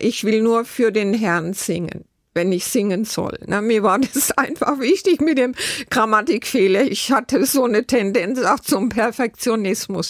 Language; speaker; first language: German; native; German